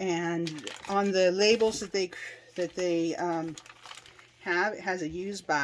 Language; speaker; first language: English; native; English